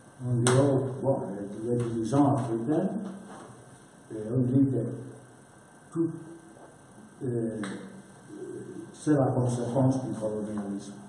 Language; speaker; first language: French; non-native, learner; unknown